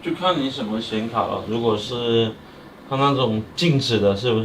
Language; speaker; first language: Chinese; native; Chinese